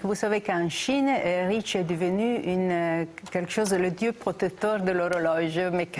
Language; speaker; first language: French; non-native, fluent; Italian